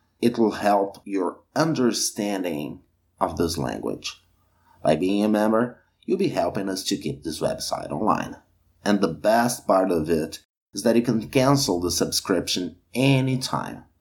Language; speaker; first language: English; non-native, fluent; Portuguese